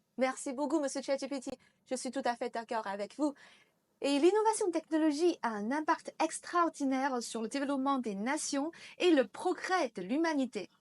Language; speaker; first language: French; non-native, fluent; Chinese